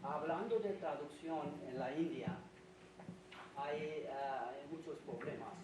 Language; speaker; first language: Spanish; non-native, fluent; Hindi